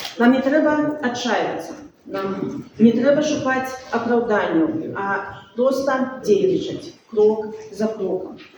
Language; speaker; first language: Belarusian; non-native, local second language; Russian